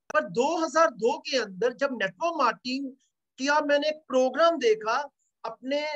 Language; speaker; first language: Hindi; native; Hindi